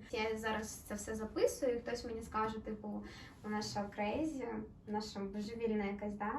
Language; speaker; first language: Ukrainian; non-native, local second language; Russian